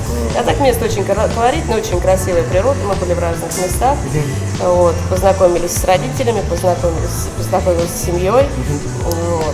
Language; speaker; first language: Russian; native; Russian